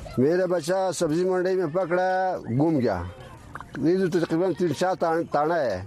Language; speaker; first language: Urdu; non-native, learner; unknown